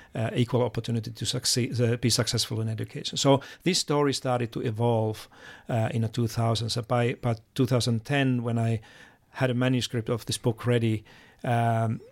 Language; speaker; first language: English; non-native, fluent; Finnish